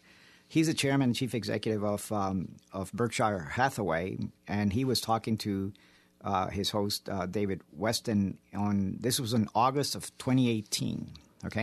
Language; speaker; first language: English; early bilingual, other home language; Spanish